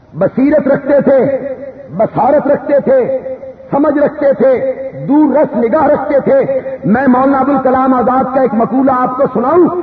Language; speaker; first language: Urdu; non-native, local second language; Punjabi